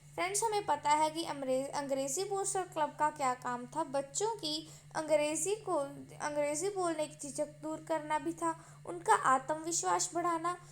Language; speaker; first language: Hindi; non-native, local second language; Punjabi